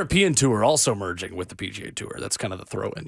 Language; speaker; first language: English; native; English